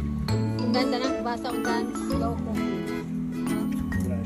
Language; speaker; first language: German; non-native, learner; Hungarian